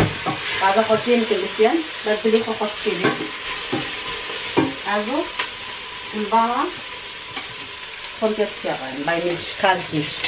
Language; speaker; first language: German; non-native, learner; Central Kurdish